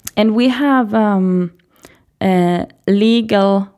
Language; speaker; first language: English; non-native, fluent; Greek